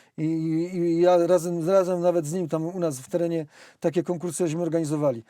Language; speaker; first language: Polish; native; Polish